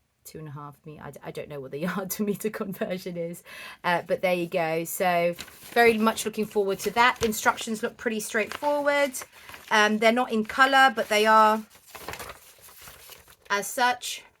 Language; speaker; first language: English; native; English